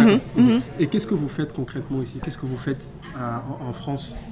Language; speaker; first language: French; native; French